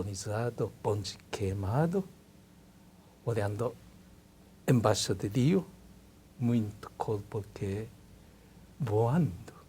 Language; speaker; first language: Portuguese; non-native, learner; Japanese